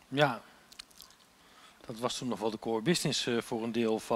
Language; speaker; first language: Dutch; native; Dutch